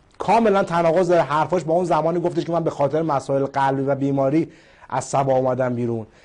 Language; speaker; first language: Persian; native; Persian